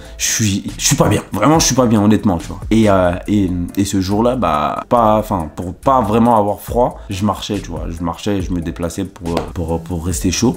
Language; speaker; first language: French; early bilingual, other home language; Bambara